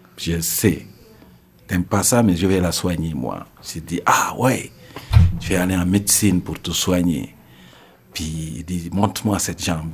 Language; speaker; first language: French; non-native, local second language; Serer